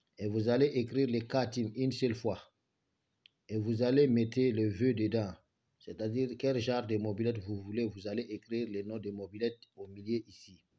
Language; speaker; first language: French; non-native, local second language; Bambara